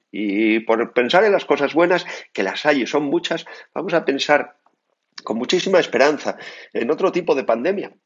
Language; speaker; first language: Spanish; native; Spanish